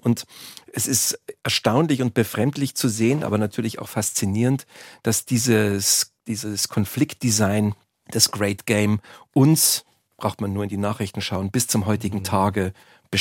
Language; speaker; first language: German; native; German